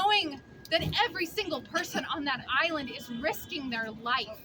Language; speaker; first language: English; native; English